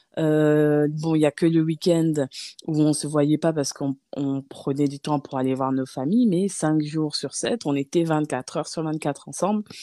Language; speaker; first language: French; native; French